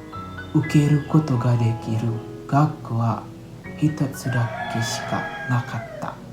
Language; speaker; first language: Japanese; non-native, learner; Indonesian